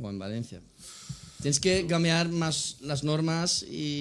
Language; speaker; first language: Spanish; non-native, fluent; Dutch